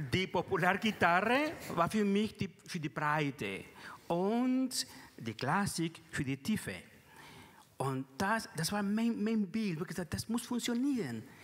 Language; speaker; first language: German; non-native, fluent; Spanish